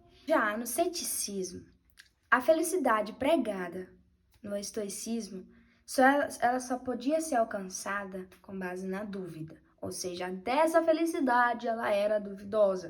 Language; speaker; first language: Portuguese; native; Portuguese